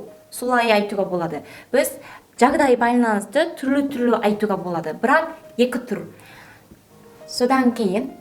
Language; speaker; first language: Kazakh; non-native, learner; Korean